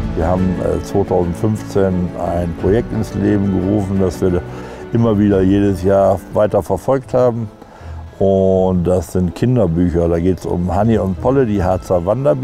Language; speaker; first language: German; native; German